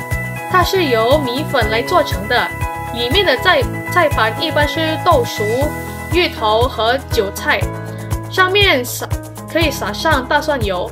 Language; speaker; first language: Chinese; non-native, learner; Indonesian